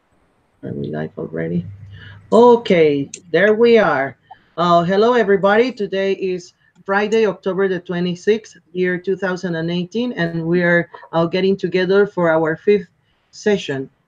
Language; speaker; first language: English; non-native, fluent; Spanish